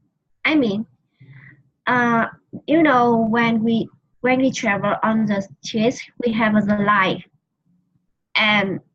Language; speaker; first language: English; non-native, learner; Vietnamese